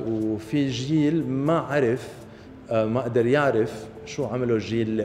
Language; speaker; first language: Arabic; native; Arabic